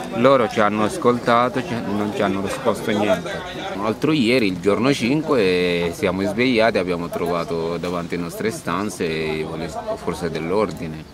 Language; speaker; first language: Italian; non-native, fluent; Arabic